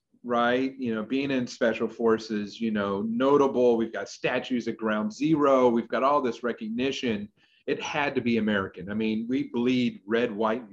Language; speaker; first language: English; native; English